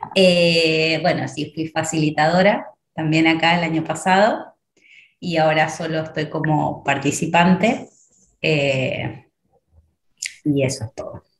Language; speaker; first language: Spanish; native; Spanish